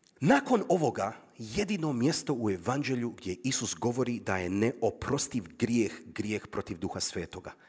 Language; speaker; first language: Croatian; native; Croatian